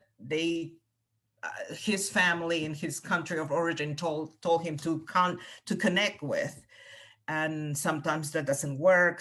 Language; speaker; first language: English; non-native, fluent; Spanish